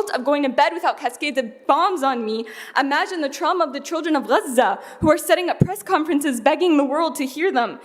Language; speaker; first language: English; early bilingual, other home language; Arabic